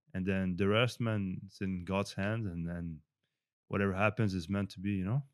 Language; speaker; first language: English; non-native, fluent; French